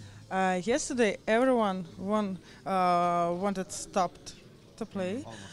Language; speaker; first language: English; non-native, learner; Russian